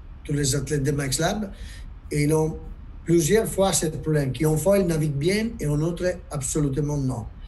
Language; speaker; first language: French; non-native, learner; Italian